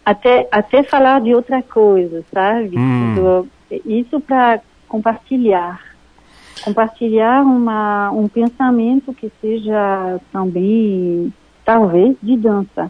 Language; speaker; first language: Portuguese; non-native, fluent; French